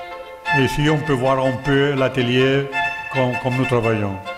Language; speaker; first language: French; non-native, learner; Catalan